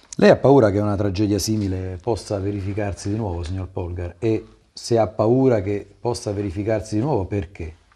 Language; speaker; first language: Italian; native; Italian